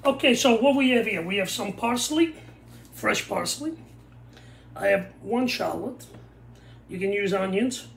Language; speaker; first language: English; non-native, fluent; Italian